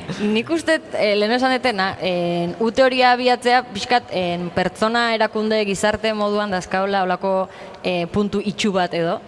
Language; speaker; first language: Basque; native; Basque